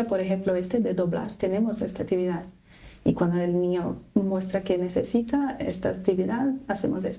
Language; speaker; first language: Spanish; non-native, fluent; Portuguese